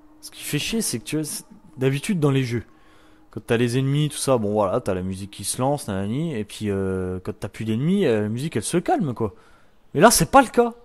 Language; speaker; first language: French; native; French